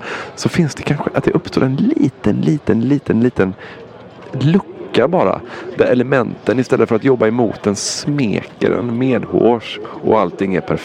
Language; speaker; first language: Swedish; native; Swedish